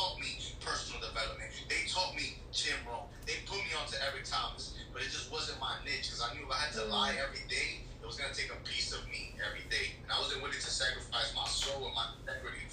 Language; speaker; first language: English; native; English